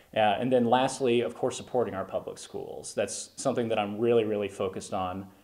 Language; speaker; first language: English; native; English